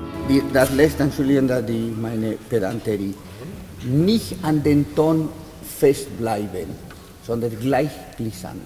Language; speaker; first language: German; non-native, fluent; Spanish